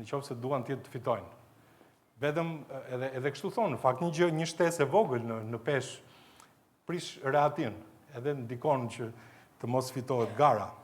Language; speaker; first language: Albanian; native; Albanian